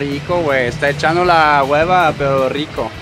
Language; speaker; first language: Spanish; non-native, fluent; German